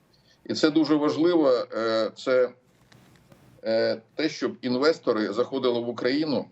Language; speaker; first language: Ukrainian; non-native, local second language; Russian